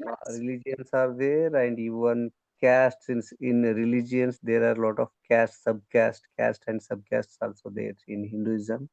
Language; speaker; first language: English; non-native, learner; Kannada